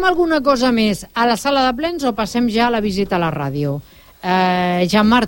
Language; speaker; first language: Catalan; native; Catalan